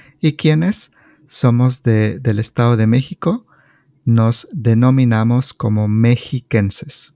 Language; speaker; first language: Spanish; native; Spanish